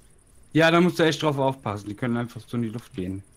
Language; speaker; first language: German; native; German